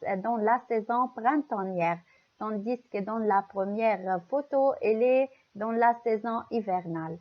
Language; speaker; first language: French; non-native, local second language; Arabic